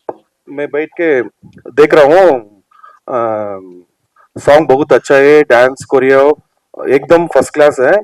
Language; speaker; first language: Hindi; non-native, local second language; Telugu